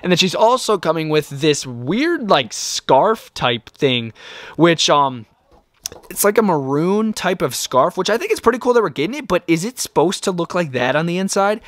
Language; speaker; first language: English; native; English